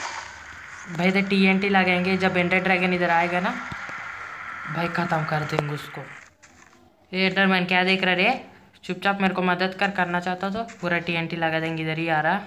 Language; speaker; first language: Hindi; native; Hindi